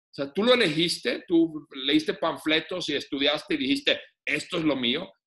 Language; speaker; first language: Spanish; non-native, fluent; Finnish